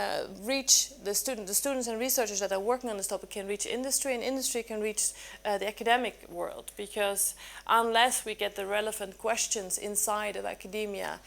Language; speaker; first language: English; non-native, fluent; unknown